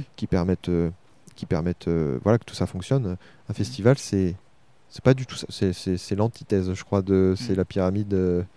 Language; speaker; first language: French; native; French